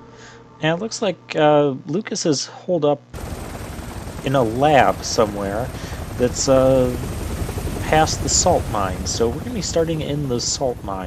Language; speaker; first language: English; native; English